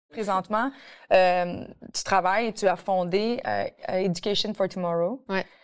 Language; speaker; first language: French; native; French